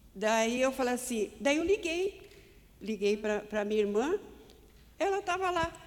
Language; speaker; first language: Portuguese; native; Portuguese